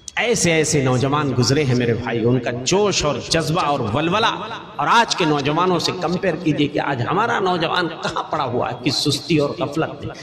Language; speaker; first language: Urdu; native; Urdu